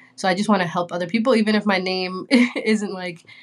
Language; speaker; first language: English; early bilingual, other home language; Spanish